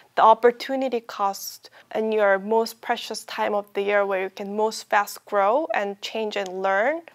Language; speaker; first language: English; non-native, fluent; Korean